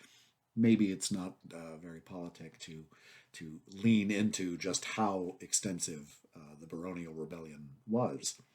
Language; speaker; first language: English; native; English